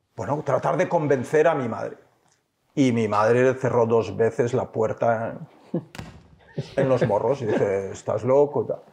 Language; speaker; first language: Spanish; early bilingual, heritage; French